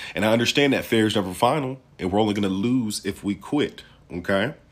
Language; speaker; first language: English; native; English